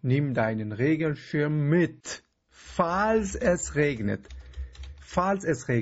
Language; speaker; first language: German; non-native, fluent; Persian